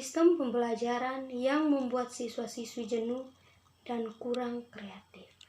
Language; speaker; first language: Indonesian; non-native, local second language; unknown